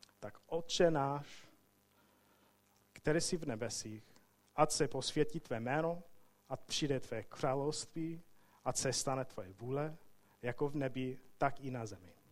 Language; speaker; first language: Czech; non-native, fluent; English